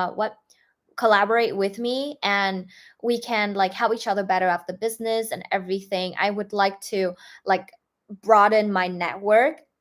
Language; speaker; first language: English; non-native, fluent; Vietnamese